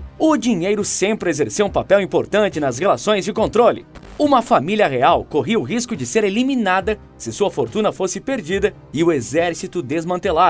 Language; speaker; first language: Portuguese; native; Portuguese